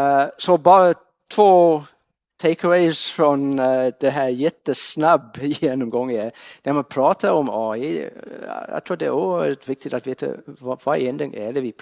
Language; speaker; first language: Swedish; non-native, fluent; English